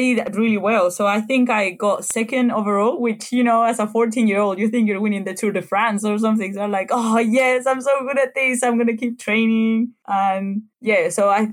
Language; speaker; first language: English; non-native, fluent; Spanish